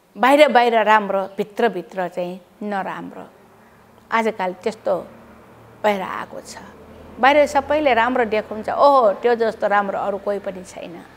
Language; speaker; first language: Nepali; non-native, local second language; Newari